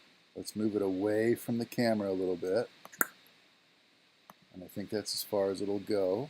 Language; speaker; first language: English; native; English